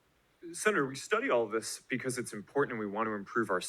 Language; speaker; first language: English; native; English